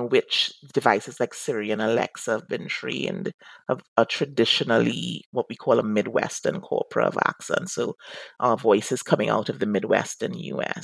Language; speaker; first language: English; native; English